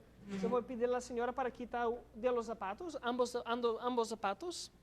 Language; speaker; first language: Spanish; non-native, learner; English